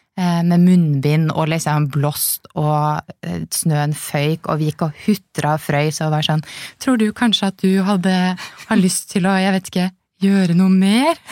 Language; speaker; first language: Norwegian; native; Norwegian